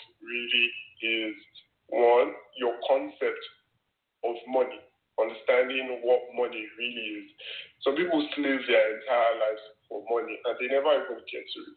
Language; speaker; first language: English; non-native, local second language; Yoruba